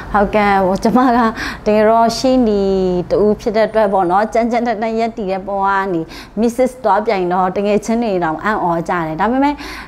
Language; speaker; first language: Burmese; non-native, local second language; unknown